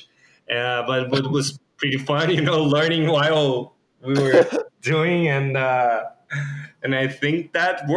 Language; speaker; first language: English; non-native, fluent; Portuguese